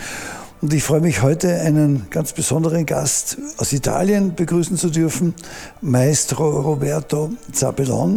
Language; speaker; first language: German; native; German